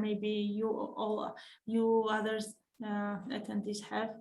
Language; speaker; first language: English; non-native, fluent; Georgian